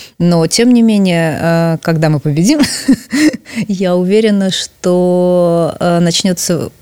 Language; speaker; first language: Russian; native; Russian